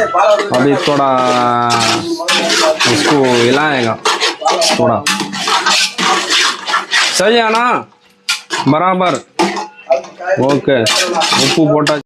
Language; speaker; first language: Hindi; non-native, local second language; Tamil